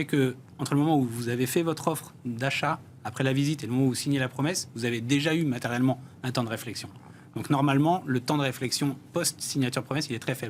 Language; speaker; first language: French; native; French